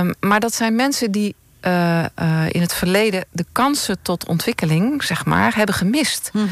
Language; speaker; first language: Dutch; native; Dutch